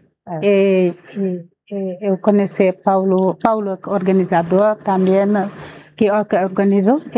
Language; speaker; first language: Portuguese; non-native, learner; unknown